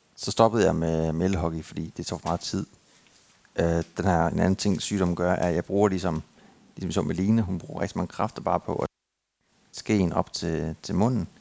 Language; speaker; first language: Danish; native; Danish